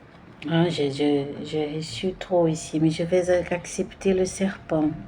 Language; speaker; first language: French; non-native, fluent; Portuguese